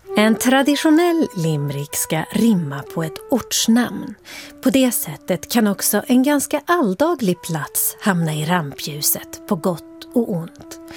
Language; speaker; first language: Swedish; native; Swedish